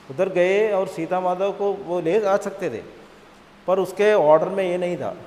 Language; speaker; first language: Hindi; non-native, local second language; Malayalam